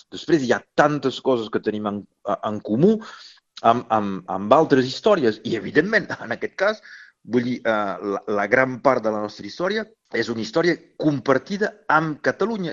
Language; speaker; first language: Catalan; native; Catalan